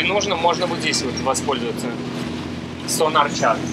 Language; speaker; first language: Russian; native; Russian